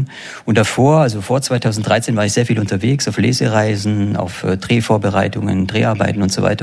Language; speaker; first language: German; native; German